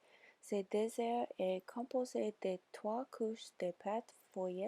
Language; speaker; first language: French; non-native, learner; English